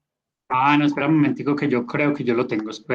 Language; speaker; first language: Spanish; native; Spanish